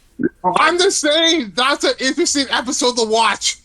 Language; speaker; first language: English; native; English